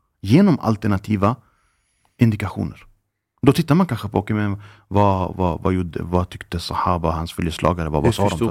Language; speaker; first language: Swedish; early bilingual, other home language; Arabic